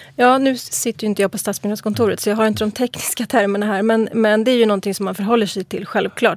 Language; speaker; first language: Swedish; native; Swedish